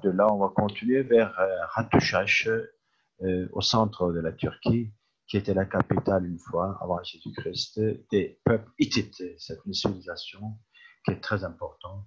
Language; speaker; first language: French; non-native, fluent; Turkish